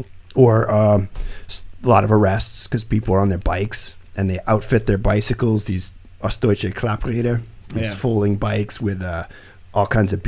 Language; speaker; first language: English; native; English